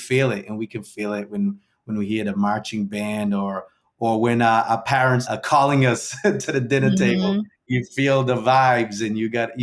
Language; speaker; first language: English; native; English